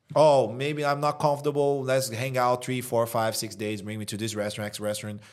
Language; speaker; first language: English; non-native, fluent; Portuguese